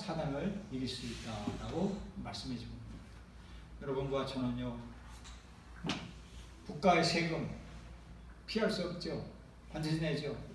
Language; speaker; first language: Korean; native; Korean